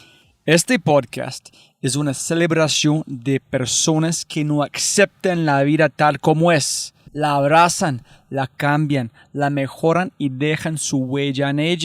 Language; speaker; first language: Spanish; non-native, fluent; English